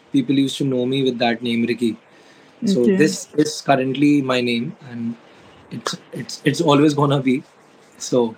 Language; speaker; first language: English; non-native, local second language; Hindi